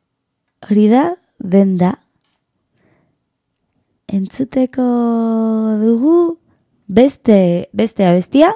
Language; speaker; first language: Basque; non-native, learner; Spanish